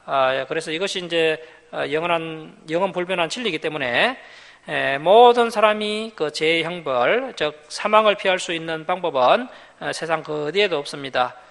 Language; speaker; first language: Korean; native; Korean